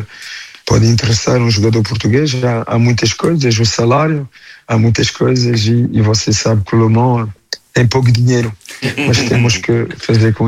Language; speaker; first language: Portuguese; early bilingual, heritage; French